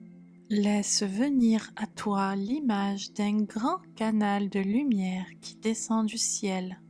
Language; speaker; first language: French; native; French